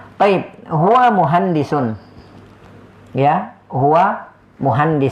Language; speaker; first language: Arabic; non-native, fluent; Indonesian